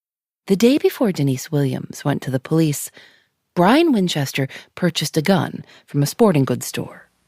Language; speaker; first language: English; native; English